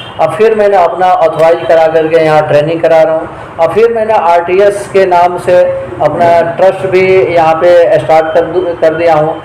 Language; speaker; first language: Hindi; native; Hindi